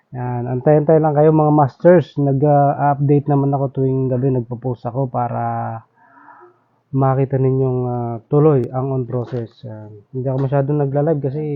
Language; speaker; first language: Filipino; non-native, local second language; Bikol